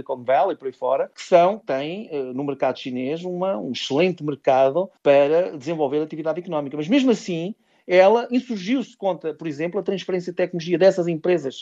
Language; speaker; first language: Portuguese; native; Portuguese